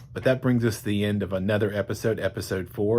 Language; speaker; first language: English; native; English